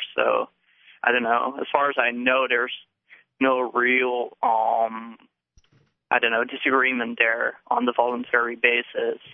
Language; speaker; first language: English; non-native, fluent; Dutch